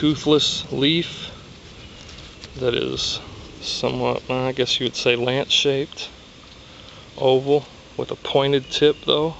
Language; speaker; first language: English; native; English